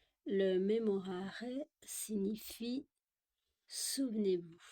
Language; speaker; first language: French; native; French